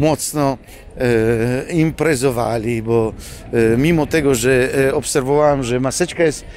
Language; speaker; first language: Polish; non-native, fluent; Italian